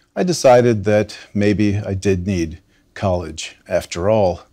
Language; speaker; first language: English; native; English